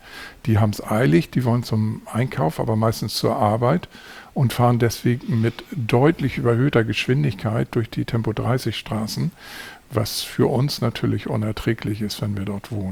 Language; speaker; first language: German; native; German